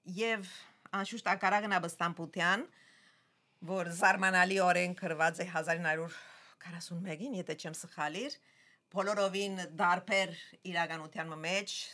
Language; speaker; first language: Armenian; early bilingual, heritage; Armenian